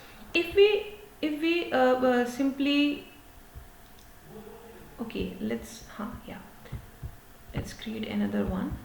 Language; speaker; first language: English; non-native, local second language; Hindi